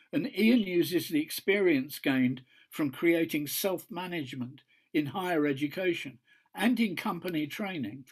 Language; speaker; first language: English; native; English